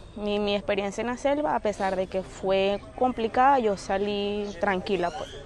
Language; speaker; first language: Spanish; native; Spanish